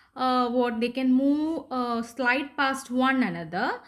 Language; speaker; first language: English; non-native, local second language; Malayalam